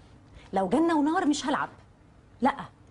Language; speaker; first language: Arabic; native; Arabic